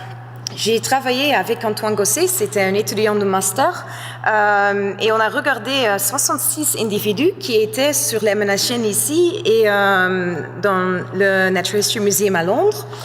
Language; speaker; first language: French; non-native, fluent; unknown